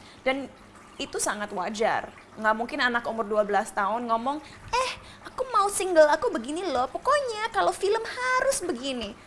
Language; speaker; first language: Indonesian; early bilingual, heritage; Indonesian